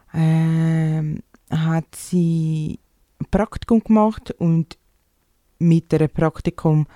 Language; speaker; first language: German; non-native, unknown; Portuguese